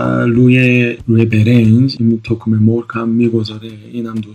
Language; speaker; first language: Persian; non-native, learner; Korean